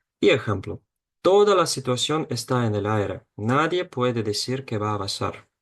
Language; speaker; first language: Spanish; non-native, fluent; Ukrainian